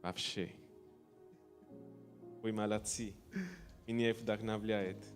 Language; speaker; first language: Russian; non-native, learner; Spanish